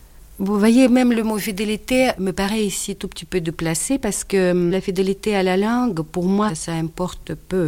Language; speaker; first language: French; non-native, fluent; Russian